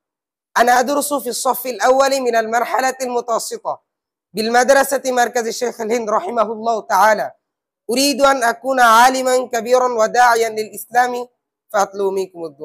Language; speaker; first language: Arabic; non-native, learner; Bangla